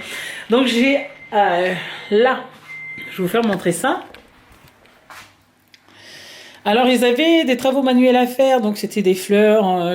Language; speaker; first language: French; native; French